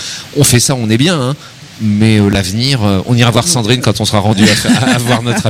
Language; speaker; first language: French; native; French